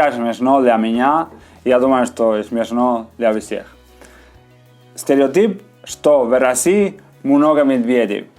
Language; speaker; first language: Russian; non-native, learner; Spanish